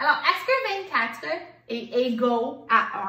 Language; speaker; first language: French; non-native, local second language; English